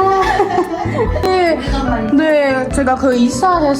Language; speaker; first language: Korean; non-native, learner; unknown